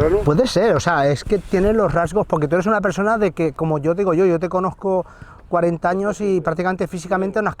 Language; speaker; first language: Spanish; native; Spanish